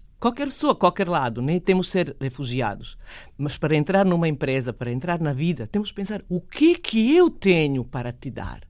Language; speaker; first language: Portuguese; non-native, fluent; Bosnian